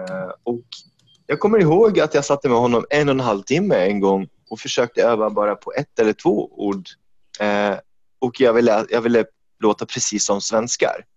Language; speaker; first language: Swedish; non-native, fluent; Arabic